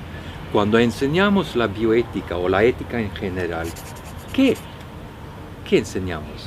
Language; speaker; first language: Spanish; non-native, fluent; Norwegian